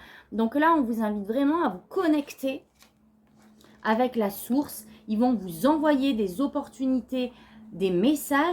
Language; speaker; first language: French; native; French